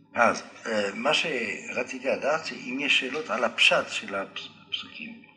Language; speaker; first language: Hebrew; non-native, fluent; French